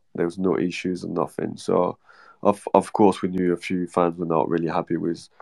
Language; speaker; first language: English; non-native, fluent; French